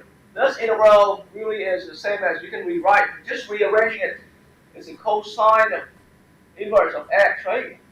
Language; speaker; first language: English; non-native, fluent; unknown